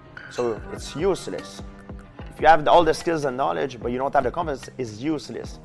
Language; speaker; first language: English; non-native, local second language; French